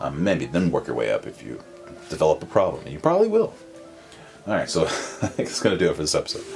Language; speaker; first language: English; native; English